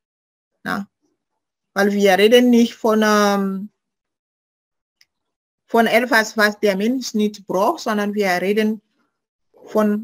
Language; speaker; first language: German; non-native, fluent; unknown